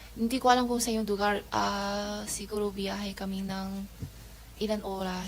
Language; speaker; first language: Filipino; non-native, learner; Chinese